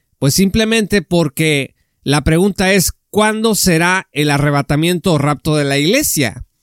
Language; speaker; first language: Spanish; native; Spanish